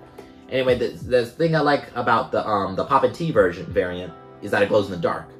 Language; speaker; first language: English; native; English